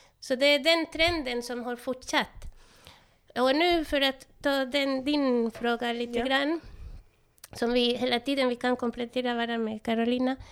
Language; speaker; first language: Swedish; non-native, fluent; Spanish